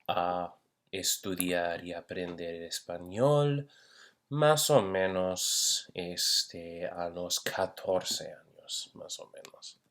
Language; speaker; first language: Spanish; non-native, fluent; English